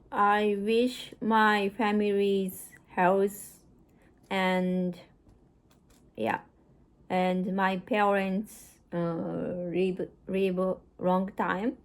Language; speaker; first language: English; non-native, learner; Japanese